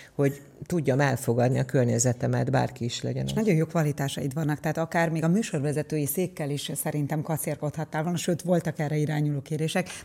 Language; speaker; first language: Hungarian; native; Hungarian